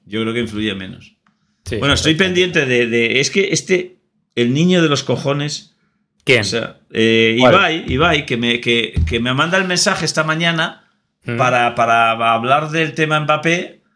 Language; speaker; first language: Spanish; native; Spanish